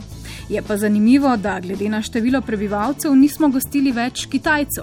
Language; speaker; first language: Slovenian; native; Slovenian